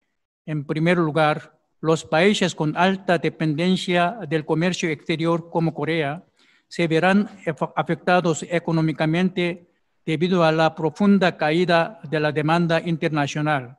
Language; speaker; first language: Spanish; non-native, fluent; Korean